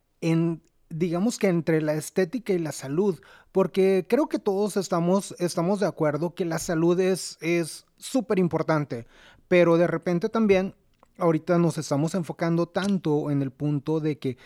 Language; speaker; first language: Spanish; native; Spanish